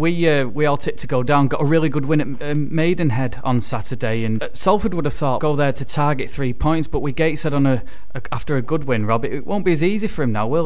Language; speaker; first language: English; native; English